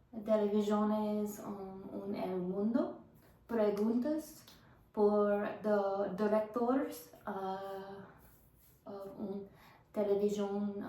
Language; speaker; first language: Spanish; non-native, learner; English